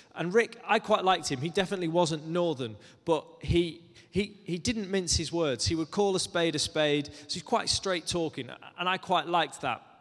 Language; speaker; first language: English; native; English